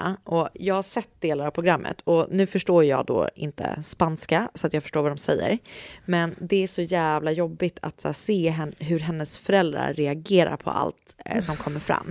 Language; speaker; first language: Swedish; native; Swedish